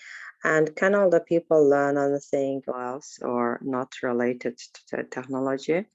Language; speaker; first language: English; non-native, learner; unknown